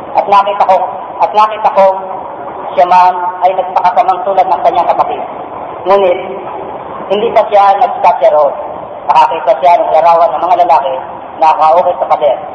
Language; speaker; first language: Filipino; non-native, local second language; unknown